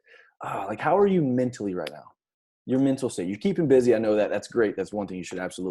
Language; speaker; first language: English; native; English